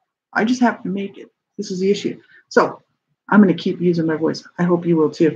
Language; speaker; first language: English; native; English